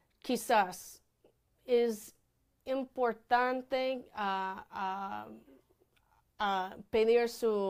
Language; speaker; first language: Spanish; non-native, fluent; English